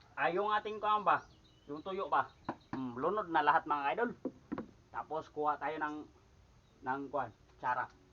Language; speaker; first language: Filipino; non-native, local second language; Cebuano